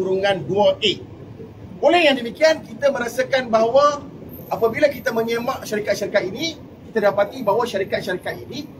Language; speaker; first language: Malay; native; Malay